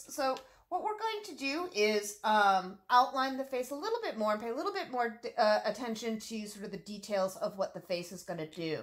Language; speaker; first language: English; native; English